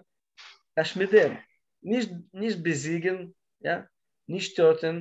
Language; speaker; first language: German; non-native, learner; Russian